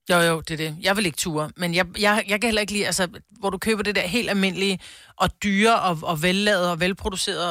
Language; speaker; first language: Danish; native; Danish